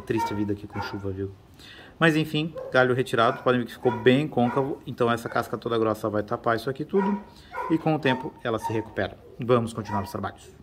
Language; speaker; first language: Portuguese; native; Portuguese